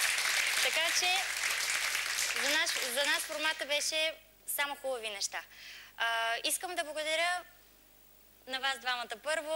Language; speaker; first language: Bulgarian; native; Bulgarian